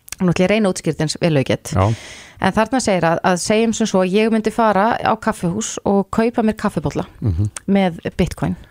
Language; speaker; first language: Icelandic; native; Icelandic